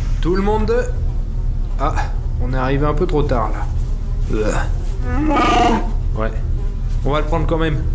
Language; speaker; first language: French; native; French